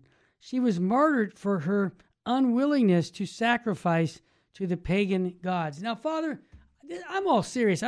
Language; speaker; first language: English; native; English